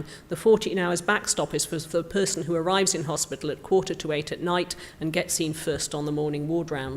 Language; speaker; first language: English; native; English